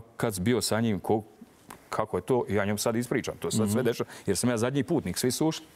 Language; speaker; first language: Serbian; native; Serbian